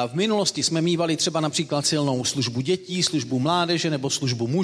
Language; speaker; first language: Czech; native; Czech